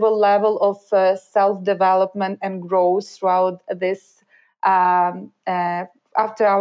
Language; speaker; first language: English; non-native, fluent; Ukrainian